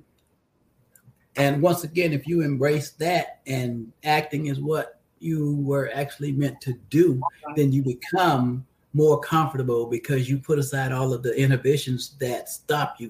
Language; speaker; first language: English; native; English